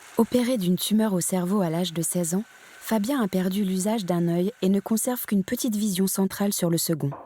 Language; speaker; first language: French; native; French